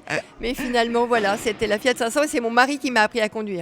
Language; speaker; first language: French; native; French